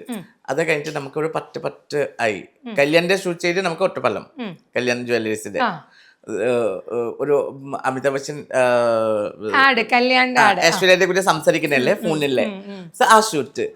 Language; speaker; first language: Malayalam; non-native, learner; Assamese